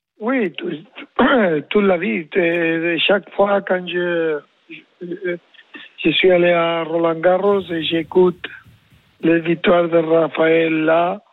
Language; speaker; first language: French; non-native, learner; Spanish